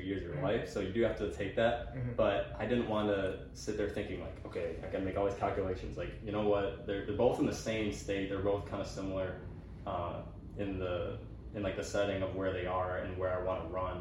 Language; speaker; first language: English; native; English